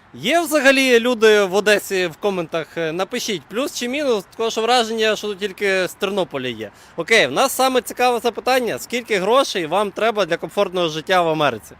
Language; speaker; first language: Ukrainian; native; Ukrainian